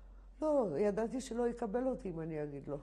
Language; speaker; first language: Hebrew; non-native, fluent; Polish